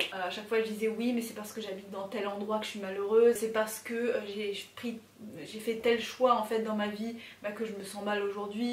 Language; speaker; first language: French; native; French